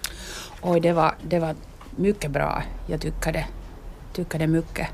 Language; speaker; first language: Swedish; non-native, local second language; Finnish